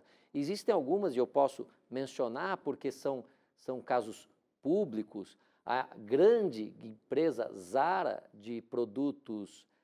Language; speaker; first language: Portuguese; native; Portuguese